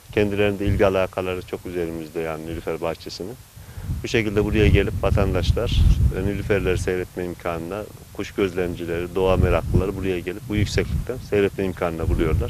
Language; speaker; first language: Turkish; native; Turkish